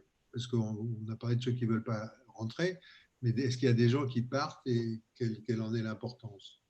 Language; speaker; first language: French; native; French